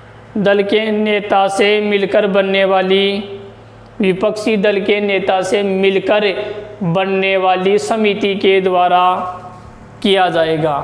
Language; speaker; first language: Hindi; native; Hindi